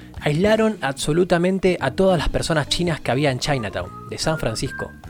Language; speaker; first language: Spanish; native; Spanish